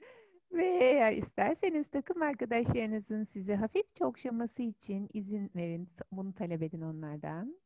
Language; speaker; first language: Turkish; native; Turkish